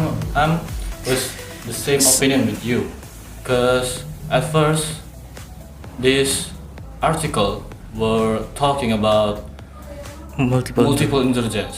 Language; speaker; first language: English; non-native, learner; Indonesian